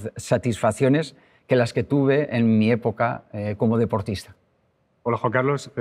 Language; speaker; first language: Spanish; native; Spanish